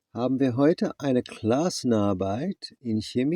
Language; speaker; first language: German; non-native, learner; English